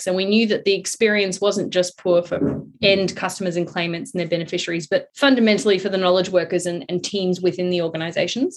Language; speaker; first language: English; native; English